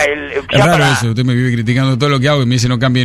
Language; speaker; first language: Spanish; native; Spanish